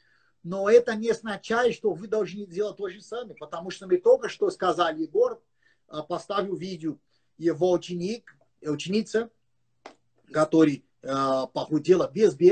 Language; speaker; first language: Russian; non-native, learner; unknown